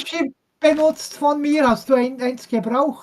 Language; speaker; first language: German; non-native, fluent; French